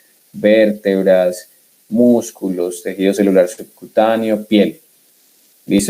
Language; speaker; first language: Spanish; native; Spanish